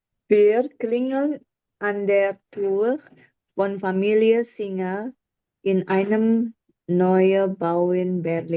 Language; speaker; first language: German; non-native, learner; Indonesian